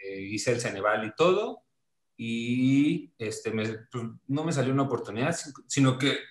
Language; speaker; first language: Spanish; native; Spanish